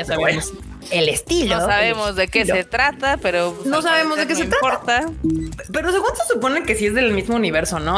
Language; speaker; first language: Spanish; native; Spanish